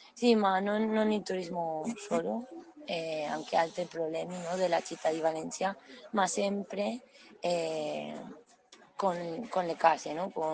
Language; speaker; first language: Italian; non-native, learner; Spanish